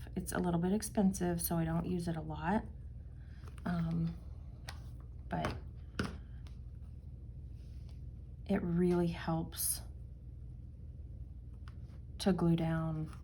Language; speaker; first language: English; native; English